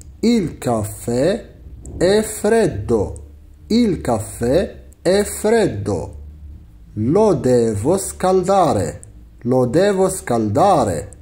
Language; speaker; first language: Italian; non-native, fluent; Arabic